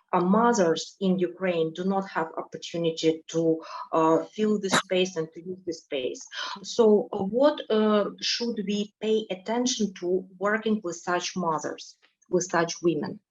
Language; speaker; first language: English; non-native, fluent; Ukrainian